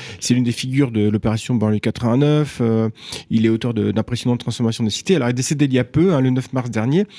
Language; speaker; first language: French; native; French